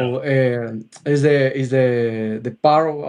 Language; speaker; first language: English; non-native, local second language; Spanish